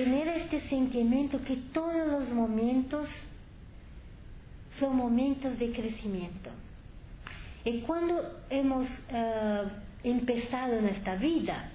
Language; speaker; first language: Spanish; non-native, fluent; Portuguese